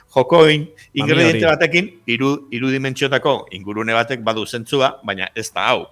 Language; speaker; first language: Basque; native; Basque